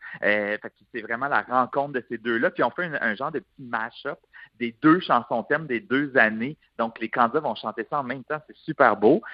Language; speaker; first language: French; native; French